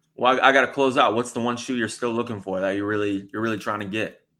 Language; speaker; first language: English; native; English